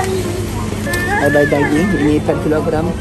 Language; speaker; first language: Indonesian; non-native, learner; Turkish